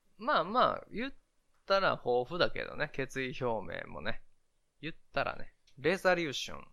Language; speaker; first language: Japanese; native; Japanese